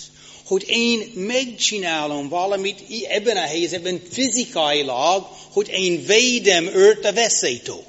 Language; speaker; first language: Hungarian; non-native, fluent; English